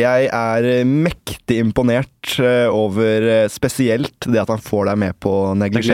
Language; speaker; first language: Norwegian; native; Norwegian